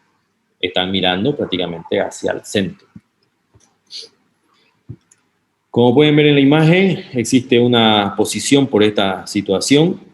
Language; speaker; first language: Spanish; native; Spanish